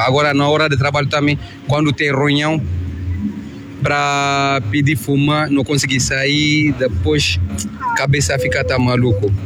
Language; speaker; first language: Portuguese; non-native, learner; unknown